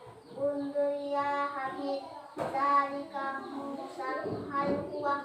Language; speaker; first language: Arabic; non-native, learner; Indonesian